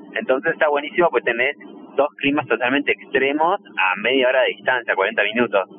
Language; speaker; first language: Spanish; native; Spanish